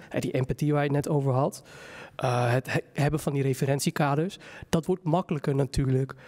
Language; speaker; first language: Dutch; early bilingual, other home language; Somali